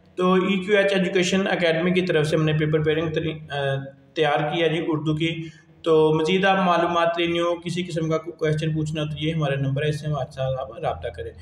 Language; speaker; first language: Urdu; non-native, local second language; Punjabi